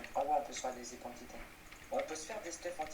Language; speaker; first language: French; native; French